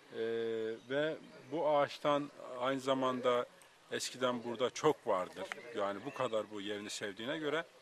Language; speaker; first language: Turkish; native; Turkish